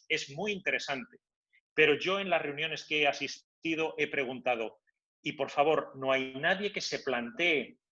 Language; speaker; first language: Spanish; native; Spanish